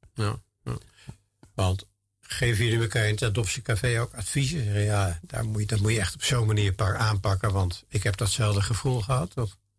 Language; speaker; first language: Dutch; native; Dutch